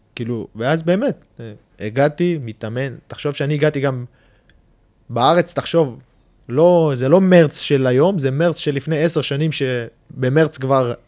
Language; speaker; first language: Hebrew; non-native, local second language; Adyghe